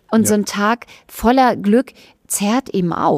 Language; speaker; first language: German; native; German